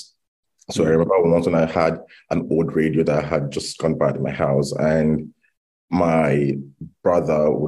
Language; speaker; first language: English; non-native, local second language; Igbo